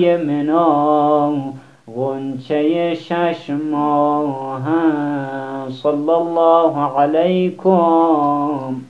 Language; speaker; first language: Persian; native; Persian